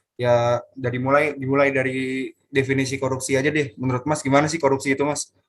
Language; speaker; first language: Indonesian; native; Indonesian